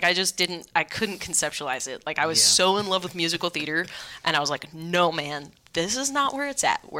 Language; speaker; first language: English; native; English